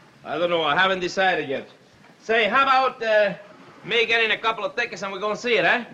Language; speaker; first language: English; non-native, fluent; Spanish